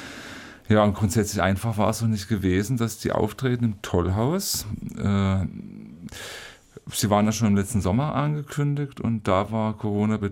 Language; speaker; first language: German; native; German